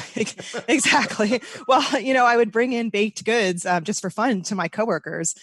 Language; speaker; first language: English; native; English